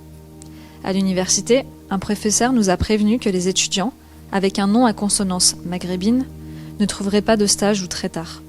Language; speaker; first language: French; native; French